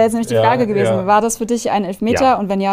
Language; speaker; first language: German; native; German